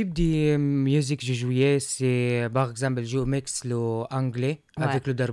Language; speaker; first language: French; non-native, learner; Arabic